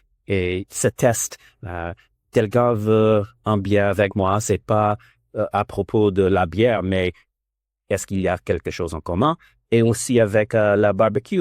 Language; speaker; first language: French; non-native, learner; English